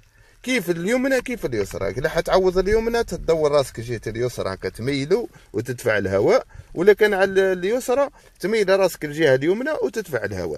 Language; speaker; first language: Arabic; native; Arabic